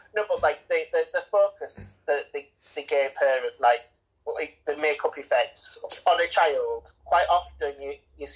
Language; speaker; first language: English; native; English